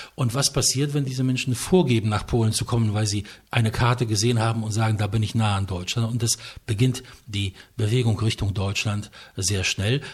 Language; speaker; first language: German; non-native, fluent; Polish